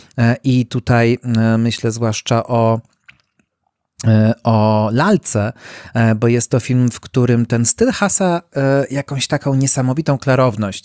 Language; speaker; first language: Polish; native; Polish